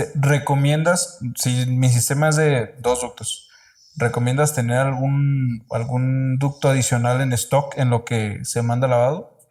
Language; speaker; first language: Spanish; native; Spanish